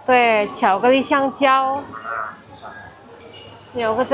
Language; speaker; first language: Chinese; non-native, fluent; Indonesian